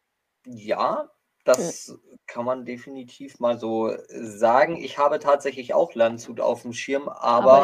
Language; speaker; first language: German; native; German